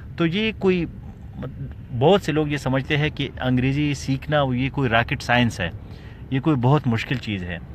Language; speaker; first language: Urdu; non-native, local second language; Pashto